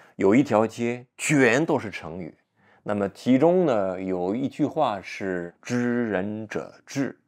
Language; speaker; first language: Chinese; non-native, fluent; French